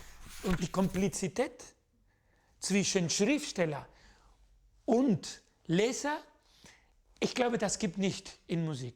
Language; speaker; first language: German; non-native, fluent; Spanish